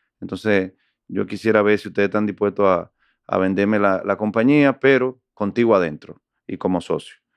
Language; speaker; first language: Spanish; native; Spanish